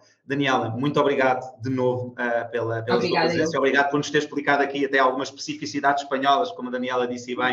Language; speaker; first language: Portuguese; native; Portuguese